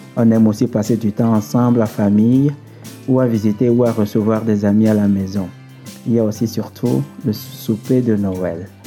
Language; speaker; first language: French; non-native, local second language; Ewe